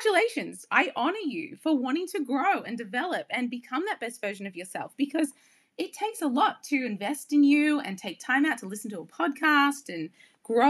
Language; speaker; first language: English; native; English